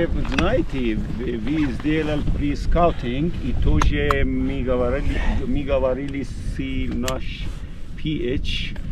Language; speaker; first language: Russian; non-native, learner; Persian